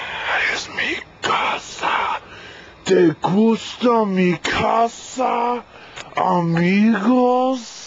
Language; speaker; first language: Spanish; non-native, learner; English